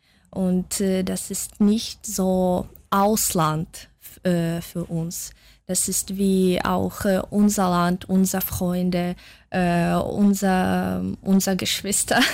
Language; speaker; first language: German; non-native, fluent; Russian